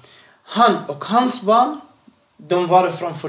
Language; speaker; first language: Swedish; non-native, learner; Arabic